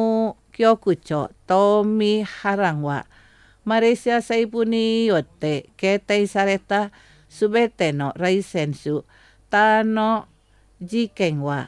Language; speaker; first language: Japanese; non-native, fluent; Indonesian